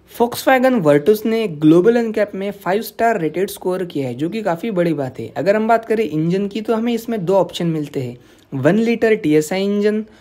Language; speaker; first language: Hindi; non-native, local second language; Marathi